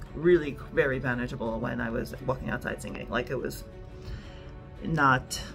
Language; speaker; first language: English; native; English